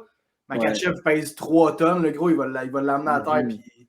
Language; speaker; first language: French; native; French